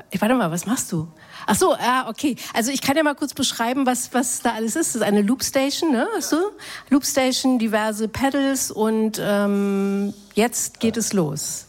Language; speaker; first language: German; native; German